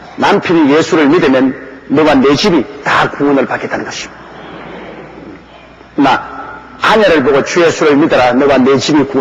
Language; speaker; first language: Korean; native; Korean